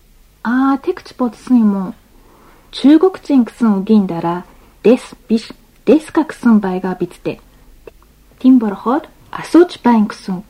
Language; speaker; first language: Mongolian; non-native, fluent; Japanese